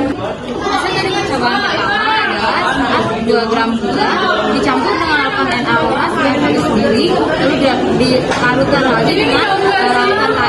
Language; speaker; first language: Indonesian; native; Indonesian